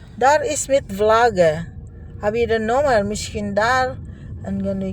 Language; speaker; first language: Dutch; non-native, learner; Filipino